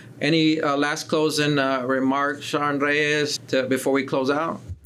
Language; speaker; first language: English; early bilingual, other home language; Spanish